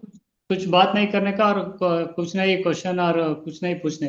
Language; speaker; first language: Hindi; non-native, local second language; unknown